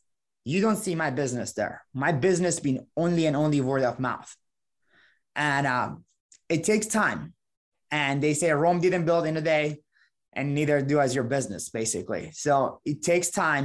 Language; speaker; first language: English; non-native, fluent; Persian